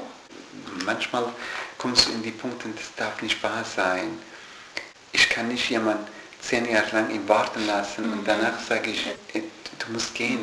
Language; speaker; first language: German; non-native, learner; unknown